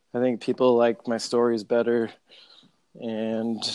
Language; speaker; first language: English; native; English